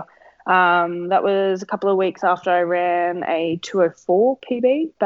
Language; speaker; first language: English; native; English